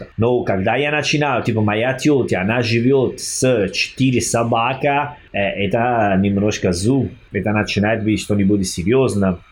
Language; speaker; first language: Russian; non-native, learner; Italian